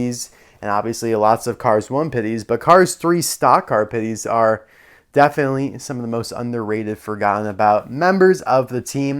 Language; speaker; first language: English; native; English